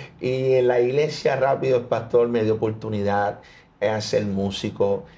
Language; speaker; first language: Spanish; early bilingual, heritage; Spanish